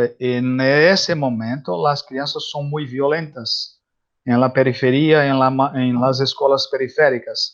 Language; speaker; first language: Spanish; non-native, learner; Portuguese